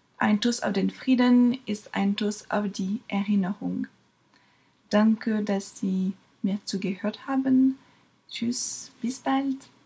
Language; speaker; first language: German; non-native, fluent; French